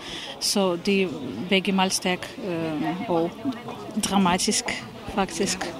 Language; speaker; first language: Danish; non-native, fluent; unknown